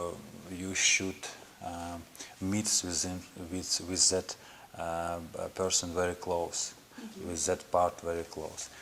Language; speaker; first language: English; non-native, learner; Ukrainian